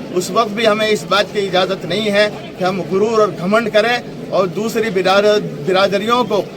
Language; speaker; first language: Urdu; non-native, local second language; Gujarati